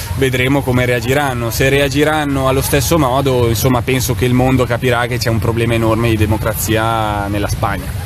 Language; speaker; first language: Italian; non-native, fluent; Catalan